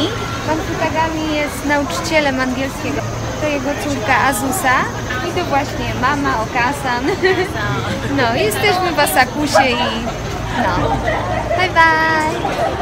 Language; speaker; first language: Polish; native; Polish